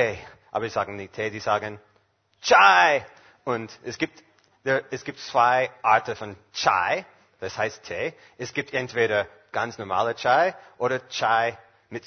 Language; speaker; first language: German; non-native, fluent; English